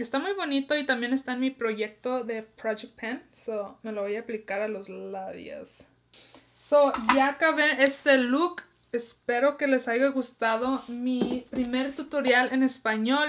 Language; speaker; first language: Spanish; early bilingual, heritage; Spanish